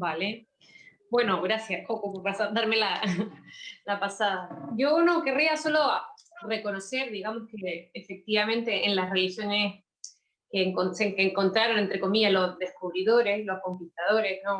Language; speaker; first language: Spanish; native; Spanish